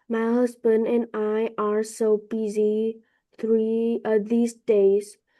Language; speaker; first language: English; non-native, learner; Vietnamese